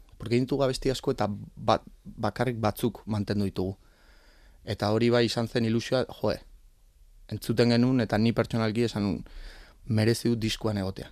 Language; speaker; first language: Basque; native; Basque